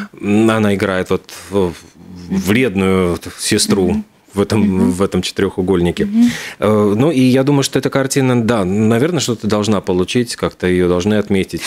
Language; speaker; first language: Russian; native; Russian